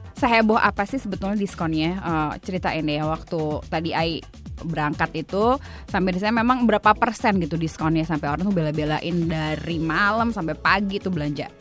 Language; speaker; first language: Indonesian; native; Indonesian